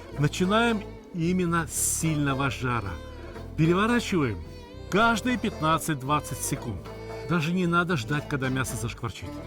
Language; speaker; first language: Russian; native; Russian